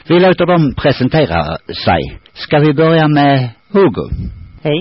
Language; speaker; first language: Swedish; native; Swedish